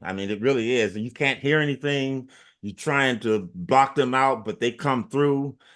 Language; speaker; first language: English; native; English